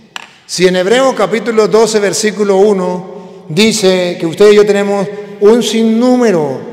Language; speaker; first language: Spanish; native; Spanish